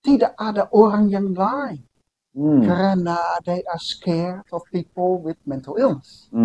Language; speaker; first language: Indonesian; non-native, learner; Dutch